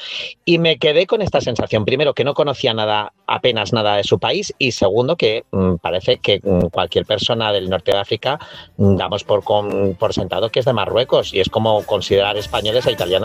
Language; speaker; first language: Spanish; native; Spanish